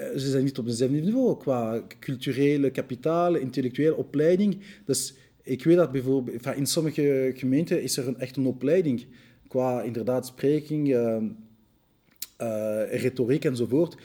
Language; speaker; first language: Dutch; non-native, local second language; French